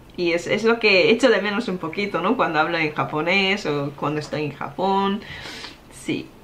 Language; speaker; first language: Spanish; non-native, fluent; Japanese